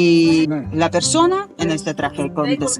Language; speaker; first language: Spanish; non-native, learner; Russian